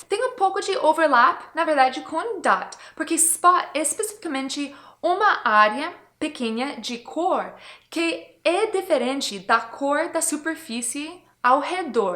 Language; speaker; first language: Portuguese; non-native, fluent; English